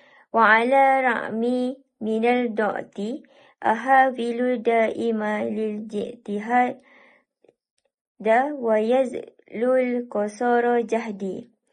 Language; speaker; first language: Arabic; non-native, learner; Malay